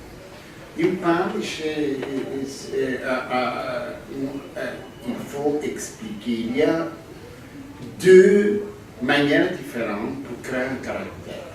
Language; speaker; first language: French; non-native, fluent; Greek